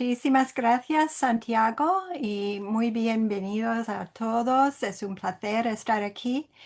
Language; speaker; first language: Spanish; non-native, fluent; English